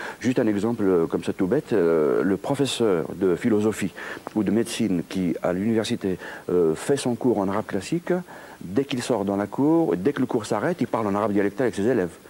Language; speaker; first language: French; non-native, local second language; Kabyle